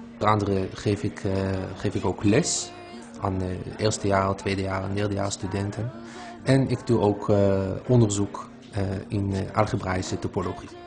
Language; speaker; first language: Dutch; non-native, fluent; Hebrew